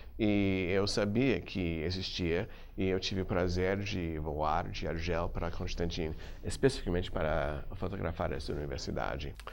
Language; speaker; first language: Portuguese; non-native, fluent; English